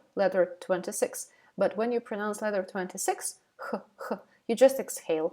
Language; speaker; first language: English; non-native, fluent; Ukrainian